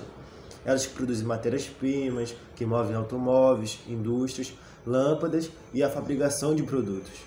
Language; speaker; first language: Portuguese; native; Portuguese